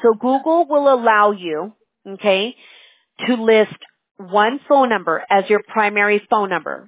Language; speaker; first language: English; early bilingual, other home language; Spanish